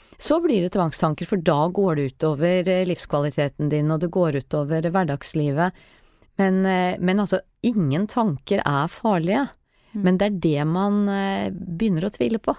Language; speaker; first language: Norwegian; native; Norwegian